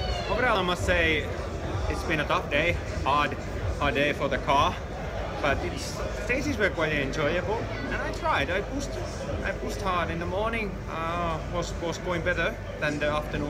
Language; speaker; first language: English; non-native, fluent; Finnish